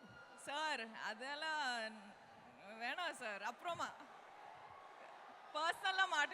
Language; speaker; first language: Tamil; non-native, local second language; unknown